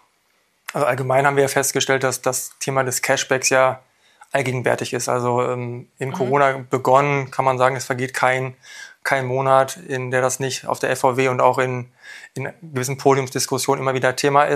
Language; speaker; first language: German; native; German